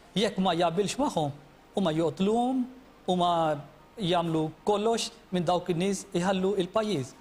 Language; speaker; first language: Maltese; non-native, fluent; Urdu